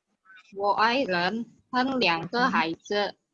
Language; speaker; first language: Chinese; non-native, learner; Indonesian